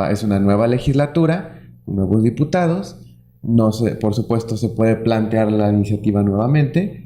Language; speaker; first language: Spanish; native; Spanish